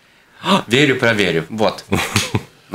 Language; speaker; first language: Russian; non-native, fluent; Latvian